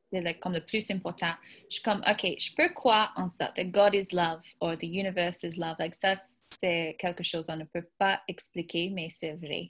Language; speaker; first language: French; non-native, learner; English